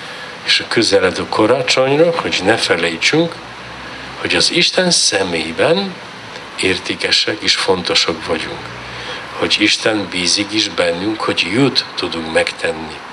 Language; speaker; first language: Hungarian; non-native, learner; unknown